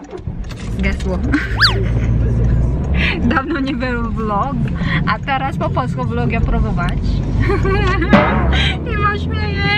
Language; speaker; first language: Polish; non-native, learner; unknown